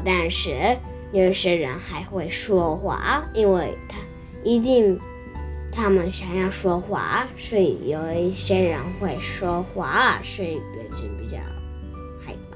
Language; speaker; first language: Chinese; early bilingual, heritage; Chinese